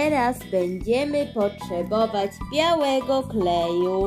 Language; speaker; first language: Polish; early bilingual, heritage; Polish